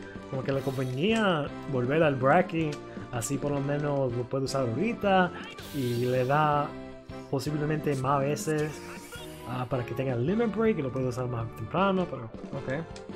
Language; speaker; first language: Spanish; non-native, learner; English